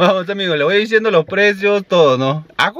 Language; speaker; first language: Spanish; native; Spanish